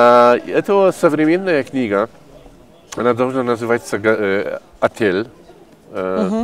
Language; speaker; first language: Russian; non-native, fluent; Polish